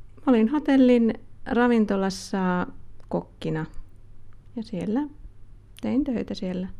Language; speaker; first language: Finnish; native; Finnish